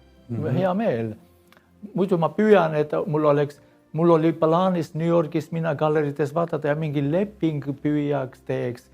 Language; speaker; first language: Estonian; non-native, learner; Armenian